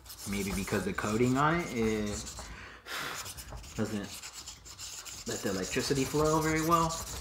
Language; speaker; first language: English; early bilingual, other home language; Spanish